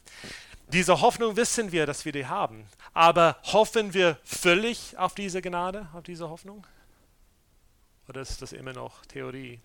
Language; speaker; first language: German; non-native, fluent; English